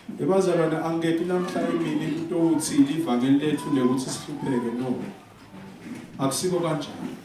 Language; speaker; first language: Zulu; non-native, local second language; Swati